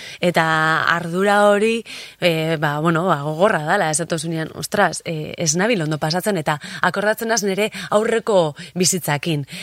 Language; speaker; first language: Basque; native; Basque